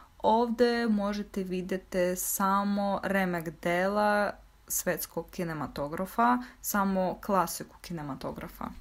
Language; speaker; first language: Bosnian; non-native, fluent; Russian